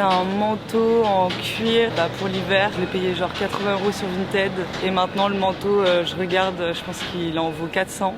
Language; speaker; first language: French; native; French